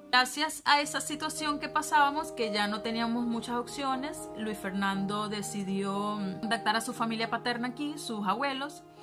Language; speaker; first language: Spanish; native; Spanish